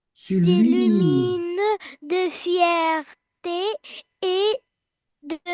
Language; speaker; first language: French; non-native, learner; Arabic